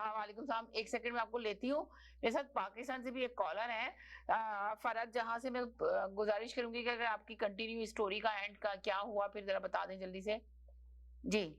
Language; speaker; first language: Urdu; native; Urdu